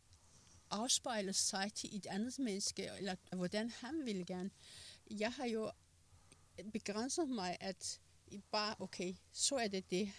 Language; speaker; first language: Danish; non-native, fluent; Persian